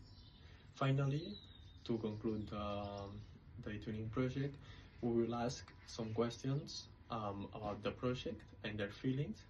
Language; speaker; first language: English; non-native, learner; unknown